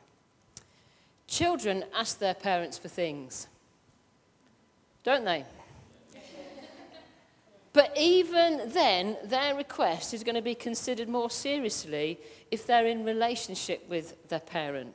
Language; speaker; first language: English; native; English